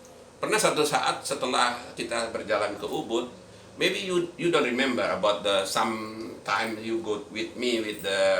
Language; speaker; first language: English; non-native, learner; Indonesian